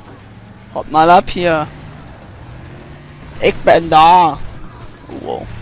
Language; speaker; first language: German; native; German